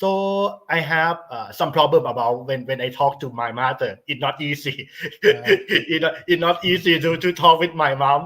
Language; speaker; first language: English; non-native, learner; Thai